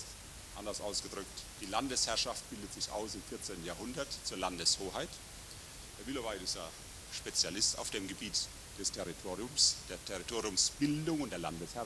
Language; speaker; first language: German; native; German